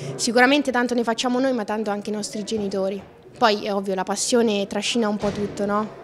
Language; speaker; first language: Italian; native; Italian